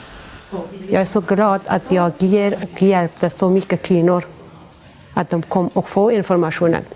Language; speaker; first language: Swedish; non-native, fluent; Persian